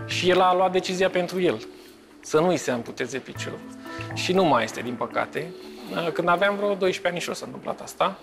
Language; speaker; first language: Romanian; native; Romanian